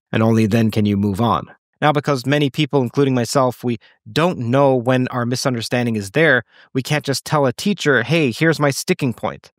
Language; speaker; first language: English; native; English